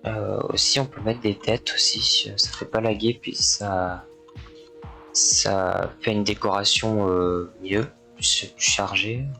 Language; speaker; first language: French; native; French